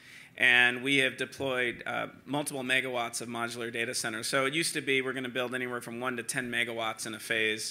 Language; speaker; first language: English; native; English